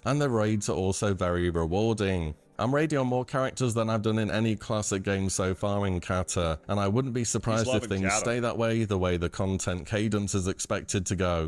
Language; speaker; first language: English; native; English